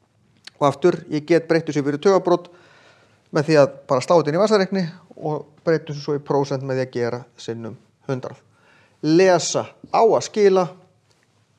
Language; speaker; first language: Icelandic; native; Icelandic